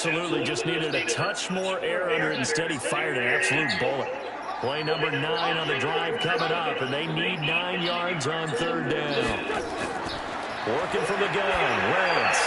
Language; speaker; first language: English; native; English